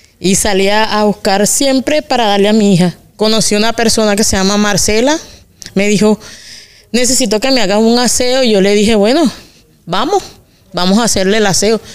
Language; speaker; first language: Spanish; native; Spanish